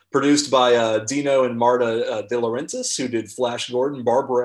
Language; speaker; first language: English; native; English